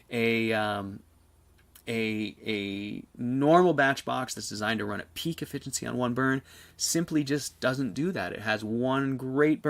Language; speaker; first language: English; native; English